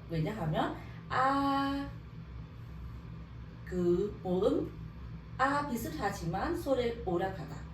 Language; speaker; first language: Korean; non-native, learner; Vietnamese